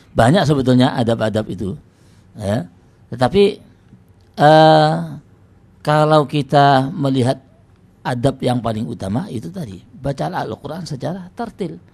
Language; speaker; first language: Indonesian; non-native, local second language; Javanese